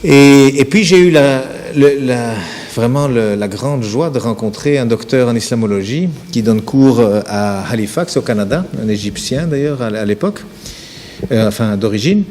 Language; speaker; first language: French; native; French